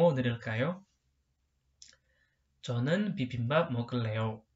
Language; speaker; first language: Korean; non-native, learner; Indonesian